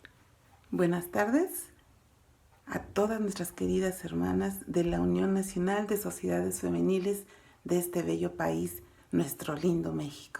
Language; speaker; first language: Spanish; native; Spanish